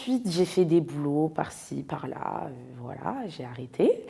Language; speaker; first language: French; native; French